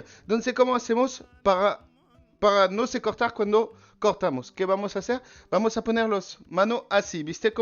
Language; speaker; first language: Spanish; non-native, learner; French